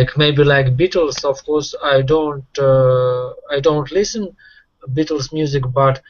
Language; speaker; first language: English; non-native, learner; Russian